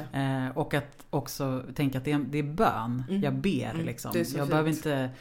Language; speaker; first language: Swedish; native; Swedish